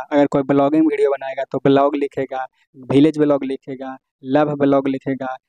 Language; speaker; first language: Hindi; native; Hindi